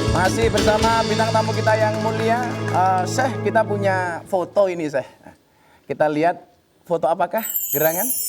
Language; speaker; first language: Indonesian; native; Indonesian